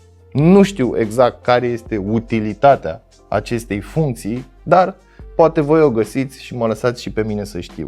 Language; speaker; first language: Romanian; native; Romanian